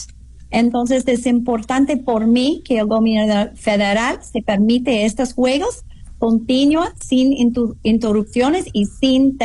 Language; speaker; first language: Spanish; non-native, fluent; English